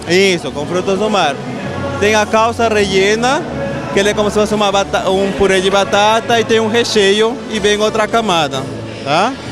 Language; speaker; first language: Portuguese; non-native, fluent; Spanish